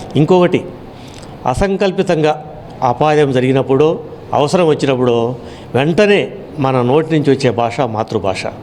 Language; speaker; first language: Telugu; native; Telugu